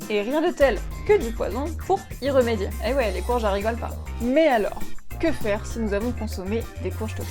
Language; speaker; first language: French; native; French